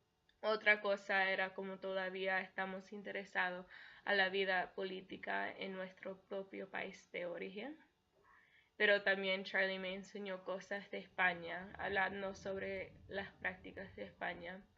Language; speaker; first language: Spanish; early bilingual, heritage; Spanish